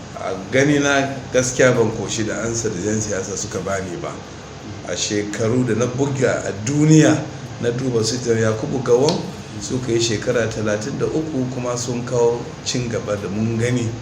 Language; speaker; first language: Hausa; non-native, local second language; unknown